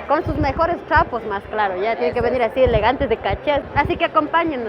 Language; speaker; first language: Spanish; native; Spanish